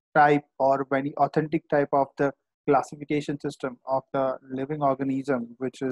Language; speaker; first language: English; non-native, local second language; Gujarati